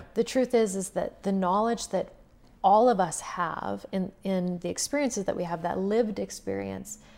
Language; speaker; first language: English; native; English